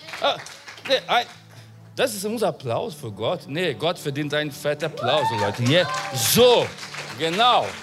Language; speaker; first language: German; non-native, fluent; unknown